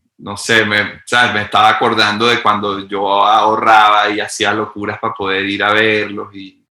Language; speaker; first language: Spanish; native; Spanish